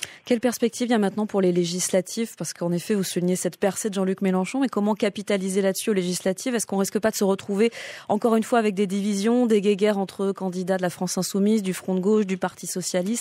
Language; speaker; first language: French; native; French